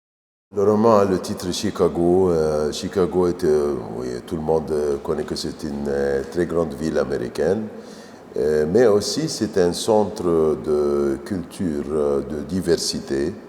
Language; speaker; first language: French; non-native, fluent; Arabic